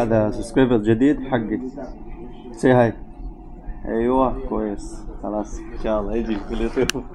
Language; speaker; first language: Arabic; non-native, learner; Bangla